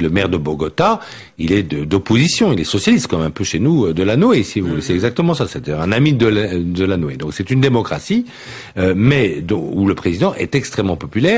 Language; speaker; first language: French; native; French